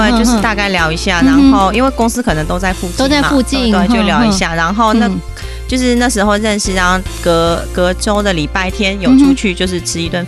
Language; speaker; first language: Chinese; native; Chinese